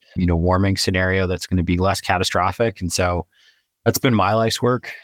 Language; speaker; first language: English; native; English